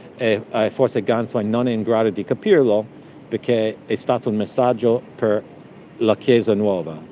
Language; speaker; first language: Italian; non-native, learner; English